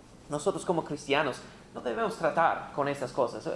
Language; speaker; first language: Spanish; non-native, fluent; English